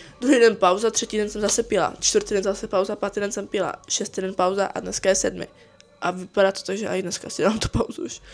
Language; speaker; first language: Czech; native; Czech